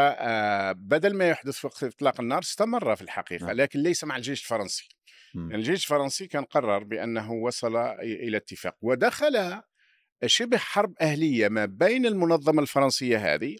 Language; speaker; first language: Arabic; native; Arabic